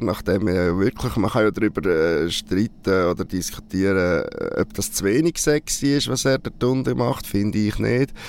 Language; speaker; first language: German; native; German